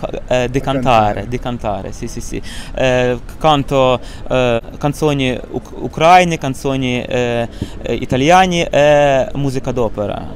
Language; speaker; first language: Italian; non-native, learner; Ukrainian